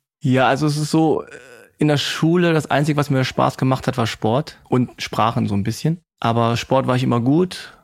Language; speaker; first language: German; native; German